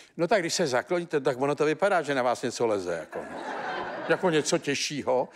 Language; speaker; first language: Czech; native; Czech